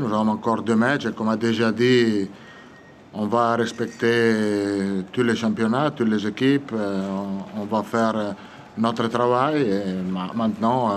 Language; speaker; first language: French; non-native, fluent; Italian